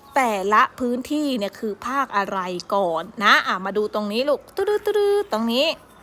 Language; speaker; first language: Thai; native; Thai